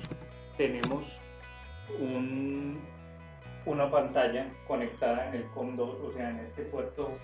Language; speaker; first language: Spanish; native; Spanish